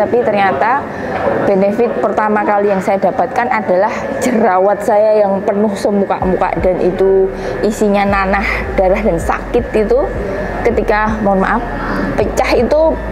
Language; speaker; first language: Indonesian; native; Indonesian